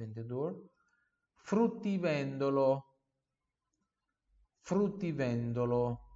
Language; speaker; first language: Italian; non-native, fluent; Portuguese